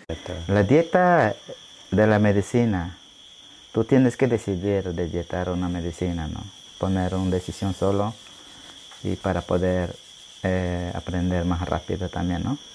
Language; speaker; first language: Spanish; non-native, local second language; Shipibo-Conibo